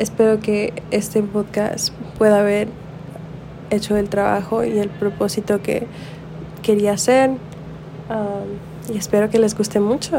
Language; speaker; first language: Spanish; early bilingual, heritage; Spanish